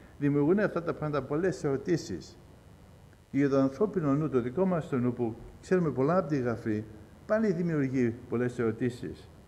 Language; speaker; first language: Greek; early bilingual, heritage; Greek